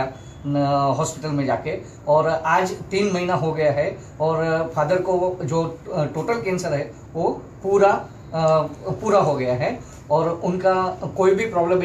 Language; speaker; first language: Hindi; native; Hindi